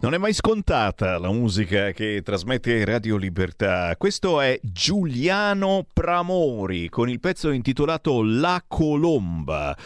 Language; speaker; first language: Italian; native; Italian